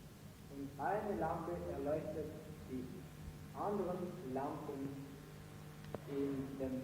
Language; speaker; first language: German; non-native, fluent; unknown